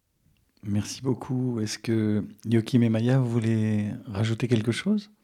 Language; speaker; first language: French; native; French